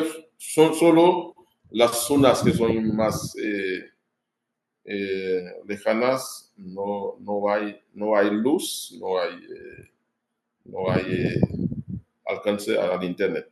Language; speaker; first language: Spanish; non-native, fluent; Haitian Creole